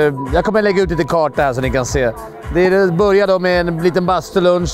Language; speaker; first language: Swedish; native; Swedish